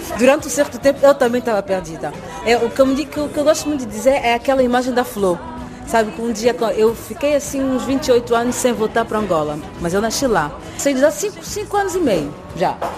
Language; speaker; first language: Portuguese; native; Portuguese